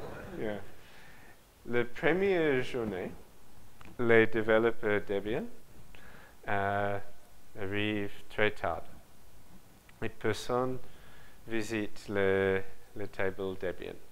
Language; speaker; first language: French; non-native, learner; English